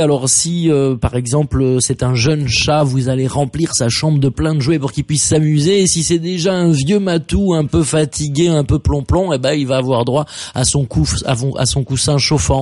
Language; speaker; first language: French; native; French